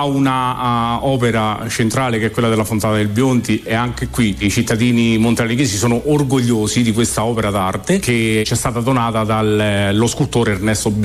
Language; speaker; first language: Italian; native; Italian